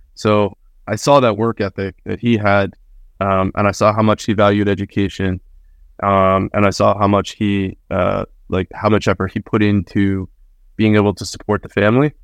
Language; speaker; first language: English; early bilingual, other home language; Spanish